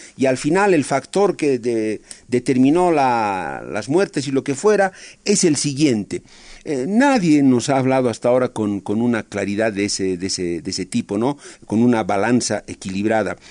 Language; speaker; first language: Spanish; native; Spanish